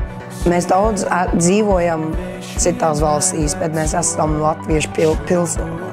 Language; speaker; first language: Latvian; early bilingual, heritage; Latvian